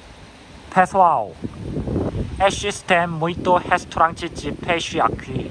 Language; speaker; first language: Portuguese; non-native, learner; Korean